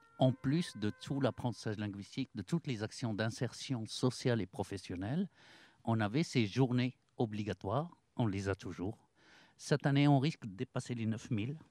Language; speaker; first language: French; non-native, local second language; Arabic